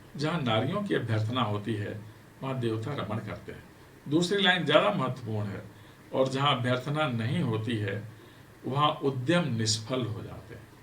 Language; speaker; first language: Hindi; native; Hindi